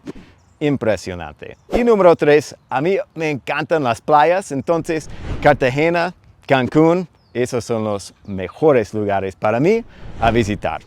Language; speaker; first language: Spanish; non-native, fluent; English